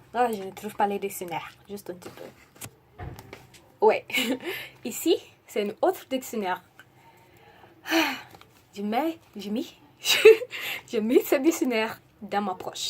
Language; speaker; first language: French; non-native, learner; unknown